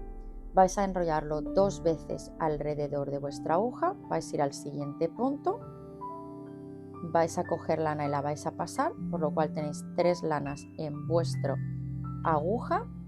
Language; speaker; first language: Spanish; native; Spanish